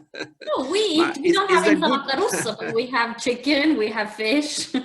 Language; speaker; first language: English; non-native, fluent; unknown